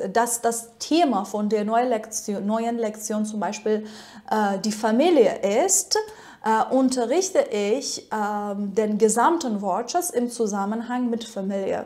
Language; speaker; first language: German; non-native, fluent; Persian